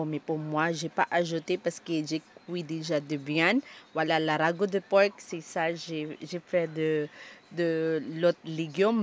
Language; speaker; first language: French; non-native, learner; Filipino